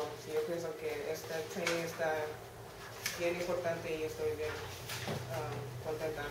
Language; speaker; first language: Spanish; early bilingual, heritage; Spanish